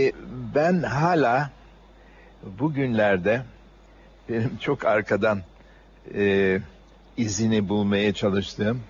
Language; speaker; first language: Turkish; native; Turkish